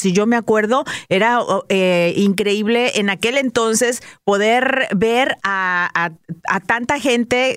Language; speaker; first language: Spanish; native; Spanish